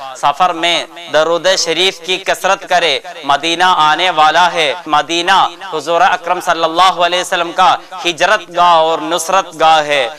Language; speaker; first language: Urdu; non-native, local second language; Malayalam